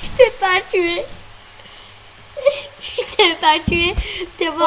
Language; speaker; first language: French; native; French